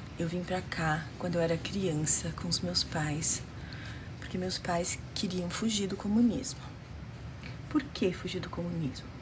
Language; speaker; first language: Portuguese; early bilingual, other home language; Romanian